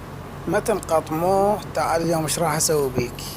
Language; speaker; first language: Arabic; native; Arabic